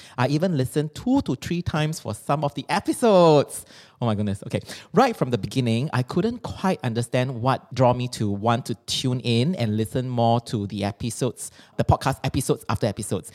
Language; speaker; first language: English; non-native, local second language; Chinese